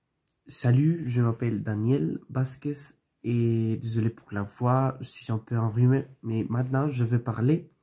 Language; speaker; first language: French; non-native, learner; Spanish